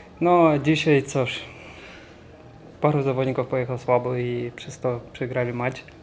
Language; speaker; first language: Polish; non-native, fluent; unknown